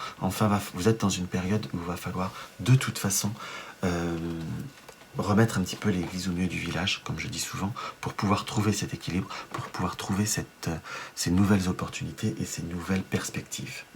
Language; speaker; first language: French; native; French